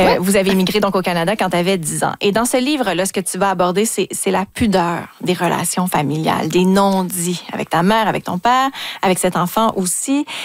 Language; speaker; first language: French; native; French